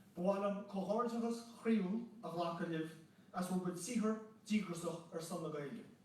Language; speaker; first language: Irish; native; Irish